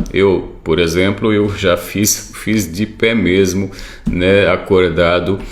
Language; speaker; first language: Portuguese; non-native, fluent; Arabic